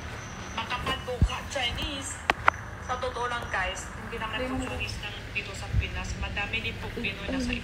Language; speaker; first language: Filipino; non-native, learner; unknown